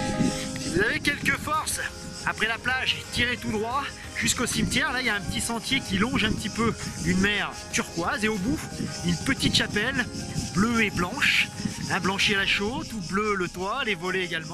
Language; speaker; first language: French; native; French